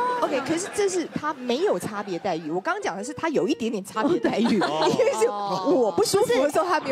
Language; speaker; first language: Chinese; native; Chinese